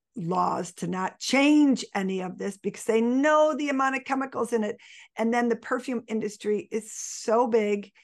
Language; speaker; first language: English; native; English